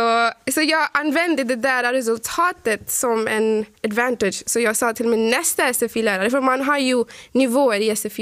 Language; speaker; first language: Swedish; non-native, fluent; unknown